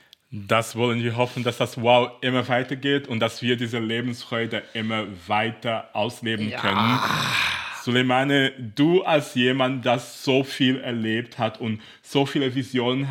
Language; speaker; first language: German; native; German